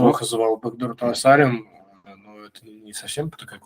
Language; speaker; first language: Russian; native; Russian